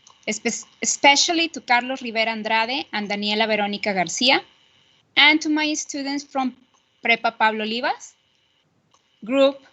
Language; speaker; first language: English; non-native, fluent; Spanish